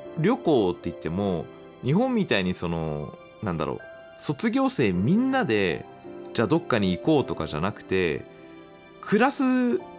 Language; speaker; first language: Japanese; native; Japanese